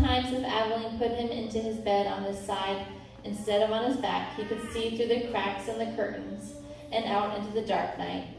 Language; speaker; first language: English; native; English